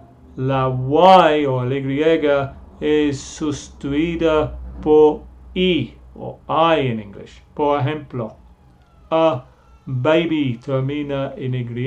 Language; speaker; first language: Spanish; non-native, fluent; English